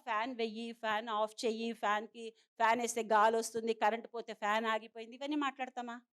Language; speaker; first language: Telugu; native; Telugu